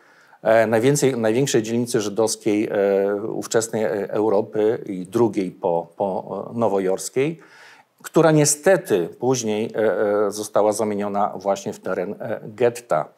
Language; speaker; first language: Polish; native; Polish